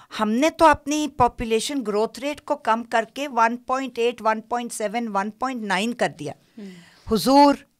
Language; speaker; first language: Urdu; non-native, local second language; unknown